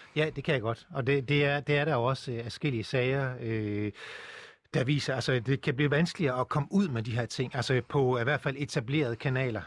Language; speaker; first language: Danish; native; Danish